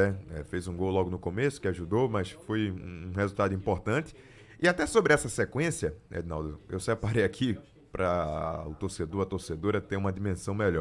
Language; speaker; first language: Portuguese; native; Portuguese